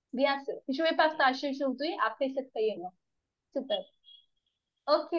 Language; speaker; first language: French; non-native, learner; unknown